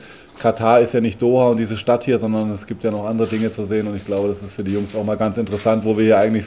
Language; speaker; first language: German; native; German